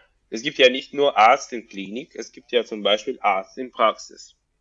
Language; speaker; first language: German; non-native, fluent; Russian